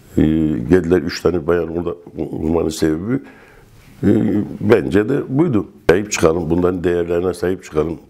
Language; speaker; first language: Turkish; non-native, local second language; Kurdish